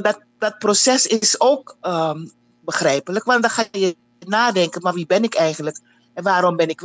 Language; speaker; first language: Dutch; native; Dutch